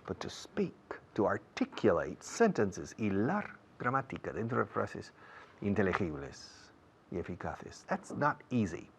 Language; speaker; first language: Spanish; non-native, fluent; English